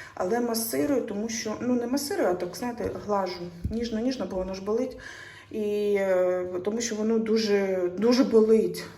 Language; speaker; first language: Ukrainian; native; Ukrainian